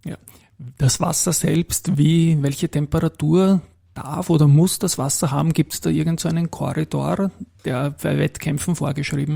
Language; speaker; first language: German; native; German